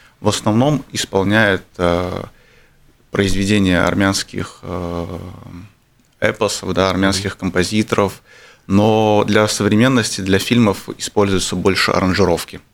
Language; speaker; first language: Russian; non-native, local second language; Armenian